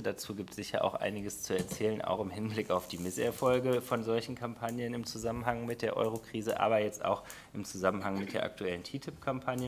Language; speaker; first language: German; native; German